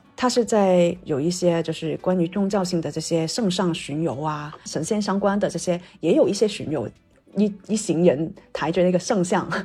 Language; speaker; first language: Chinese; non-native, local second language; Cantonese